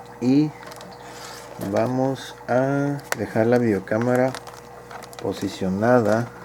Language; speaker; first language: Spanish; native; Spanish